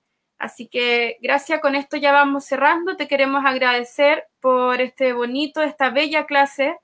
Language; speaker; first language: Spanish; native; Spanish